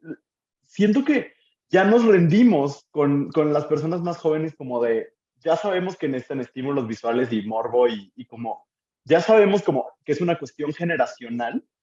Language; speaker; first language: Spanish; native; Spanish